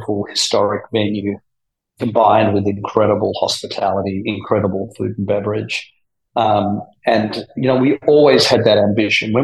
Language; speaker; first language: English; native; English